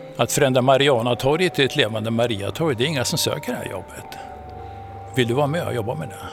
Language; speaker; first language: Swedish; native; Swedish